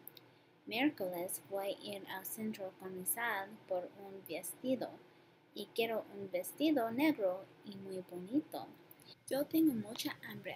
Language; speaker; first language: Spanish; non-native, learner; English